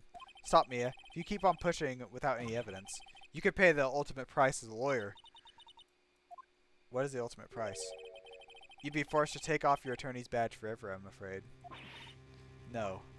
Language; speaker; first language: English; native; English